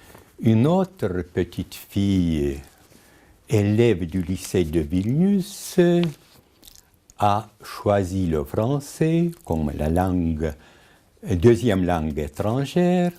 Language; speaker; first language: French; non-native, fluent; Lithuanian